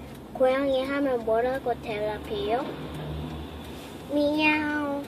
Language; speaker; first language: Korean; early bilingual, other home language; English